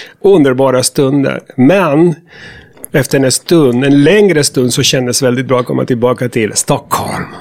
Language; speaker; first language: Swedish; non-native, fluent; Spanish